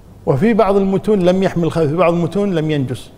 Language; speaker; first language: Arabic; native; Arabic